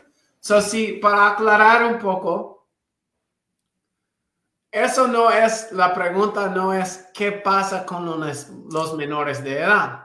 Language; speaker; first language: Spanish; non-native, fluent; English